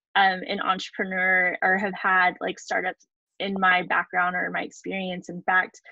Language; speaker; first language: English; native; English